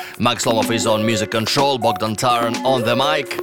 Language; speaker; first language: English; non-native, fluent; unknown